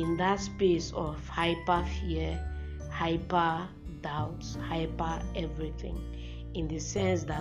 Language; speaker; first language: English; non-native, local second language; Igbo